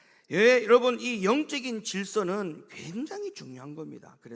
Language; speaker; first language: Korean; native; Korean